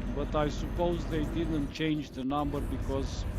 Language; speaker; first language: English; non-native, fluent; Romanian